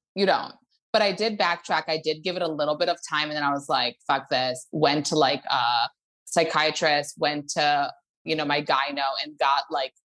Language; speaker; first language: English; early bilingual, other home language; Hebrew